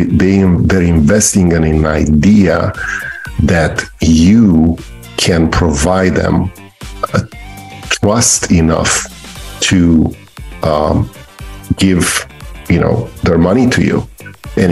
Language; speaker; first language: English; non-native, fluent; Romanian